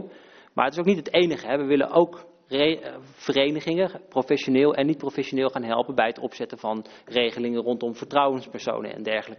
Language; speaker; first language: Dutch; native; Dutch